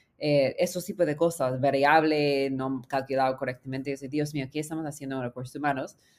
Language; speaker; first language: Spanish; non-native, fluent; English